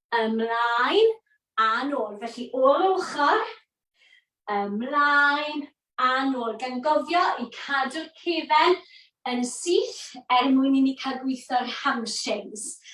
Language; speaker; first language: Welsh; native; Welsh